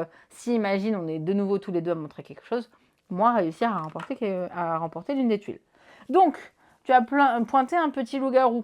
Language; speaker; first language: French; native; French